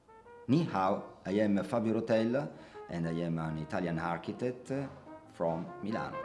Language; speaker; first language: English; non-native, learner; Italian